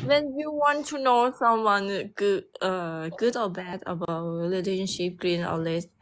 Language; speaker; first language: English; non-native, learner; Thai